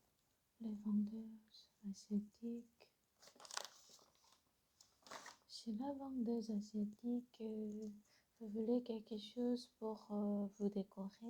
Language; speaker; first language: French; non-native, learner; Korean